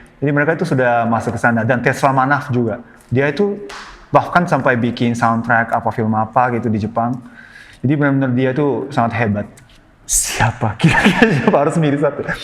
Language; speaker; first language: Indonesian; non-native, fluent; Japanese